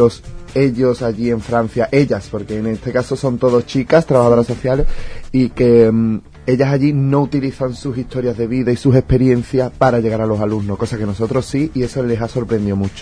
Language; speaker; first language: Spanish; native; Spanish